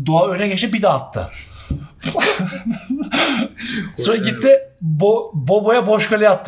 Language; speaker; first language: Turkish; native; Turkish